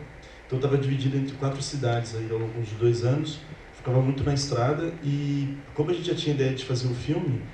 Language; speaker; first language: Portuguese; native; Portuguese